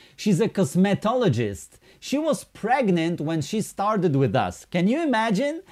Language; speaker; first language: English; non-native, fluent; Polish